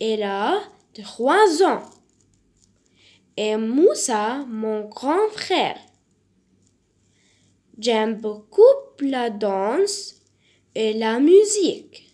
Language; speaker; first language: French; non-native, learner; Arabic